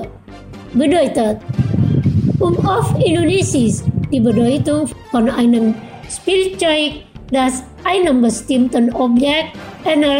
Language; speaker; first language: German; non-native, fluent; Indonesian